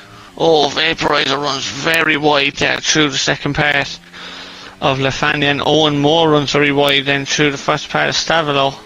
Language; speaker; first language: English; native; English